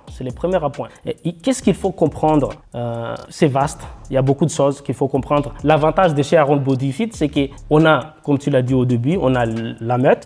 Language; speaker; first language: French; non-native, local second language; Malagasy